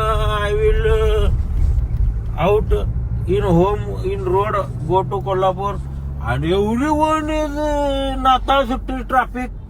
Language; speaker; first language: English; non-native, learner; Marathi